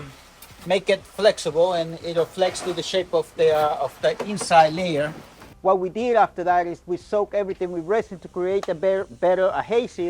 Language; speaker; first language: English; non-native, fluent; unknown